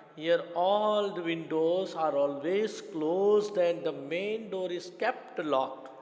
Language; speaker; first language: English; non-native, local second language; Gujarati